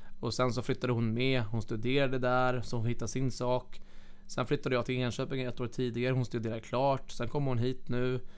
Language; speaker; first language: Swedish; native; Swedish